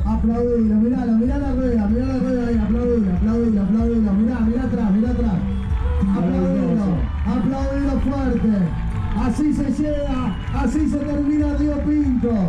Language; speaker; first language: Spanish; native; Spanish